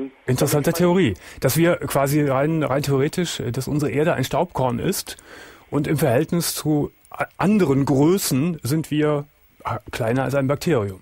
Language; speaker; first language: German; native; German